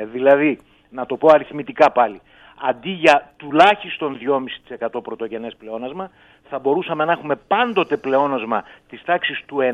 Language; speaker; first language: Greek; native; Greek